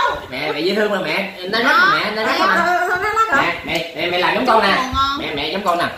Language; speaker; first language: Vietnamese; native; Vietnamese